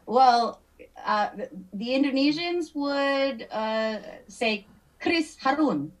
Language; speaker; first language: English; native; English